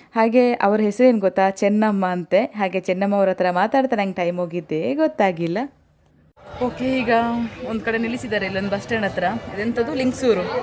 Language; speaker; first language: Kannada; non-native, local second language; Tulu